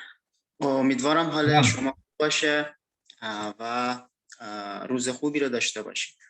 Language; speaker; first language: Persian; non-native, fluent; Indonesian